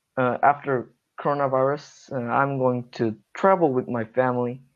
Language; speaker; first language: English; non-native, learner; Korean